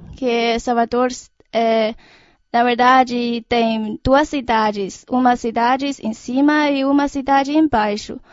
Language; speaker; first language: Portuguese; non-native, fluent; Chinese